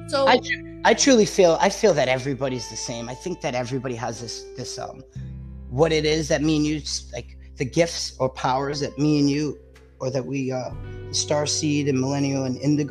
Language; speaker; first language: English; native; English